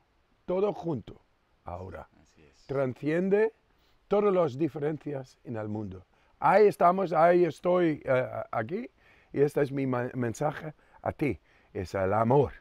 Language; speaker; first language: Spanish; non-native, fluent; Dutch